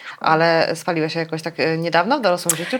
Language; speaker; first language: Polish; native; Polish